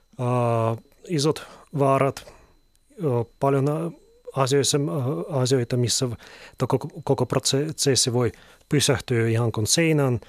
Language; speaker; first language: Finnish; non-native, fluent; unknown